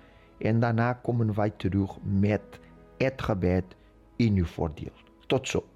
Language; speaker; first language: Dutch; non-native, fluent; Portuguese